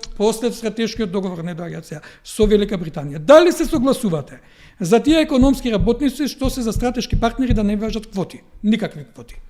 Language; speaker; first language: Macedonian; native; Macedonian